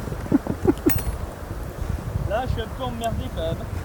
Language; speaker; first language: French; native; French